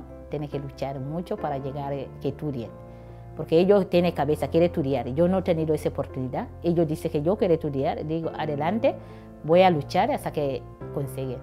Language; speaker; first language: Spanish; non-native, learner; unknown